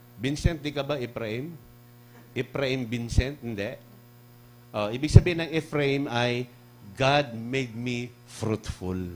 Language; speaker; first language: Filipino; non-native, local second language; Cebuano